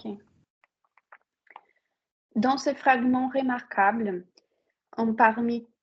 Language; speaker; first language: French; non-native, fluent; Portuguese